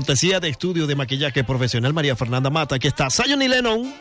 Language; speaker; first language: Spanish; native; Spanish